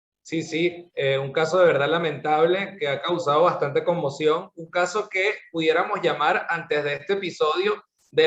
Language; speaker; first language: Spanish; native; Spanish